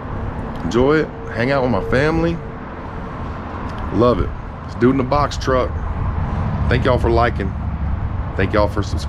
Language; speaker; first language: English; native; English